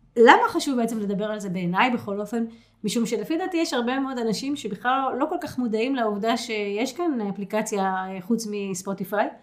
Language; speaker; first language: Hebrew; native; Hebrew